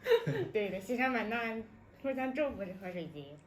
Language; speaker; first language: Chinese; native; Chinese